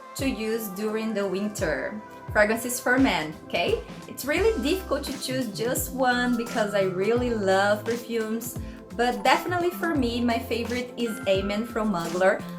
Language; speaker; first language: English; non-native, fluent; Portuguese